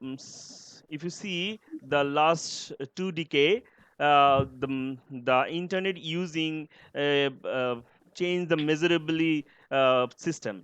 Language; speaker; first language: English; non-native, learner; Bangla